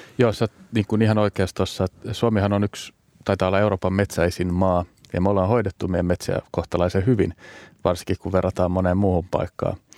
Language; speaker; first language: Finnish; native; Finnish